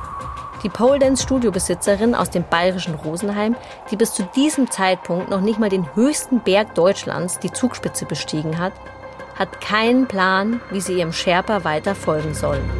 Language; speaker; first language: German; native; German